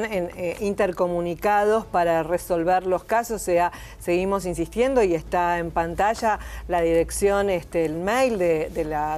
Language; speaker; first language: Spanish; native; Spanish